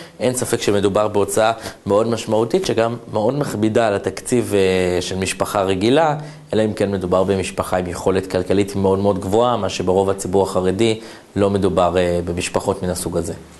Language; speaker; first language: Hebrew; native; Hebrew